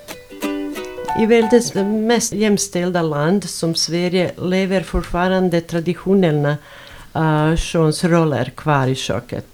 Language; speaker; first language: Swedish; non-native, fluent; Bosnian